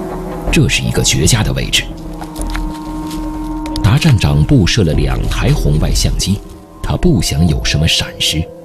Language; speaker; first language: Chinese; native; Chinese